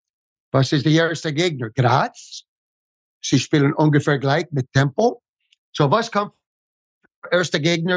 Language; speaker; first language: German; non-native, fluent; English